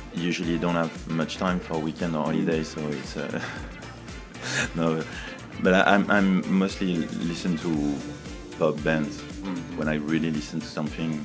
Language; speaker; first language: English; non-native, fluent; French